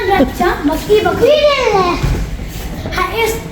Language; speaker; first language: Turkish; early bilingual, heritage; Turkish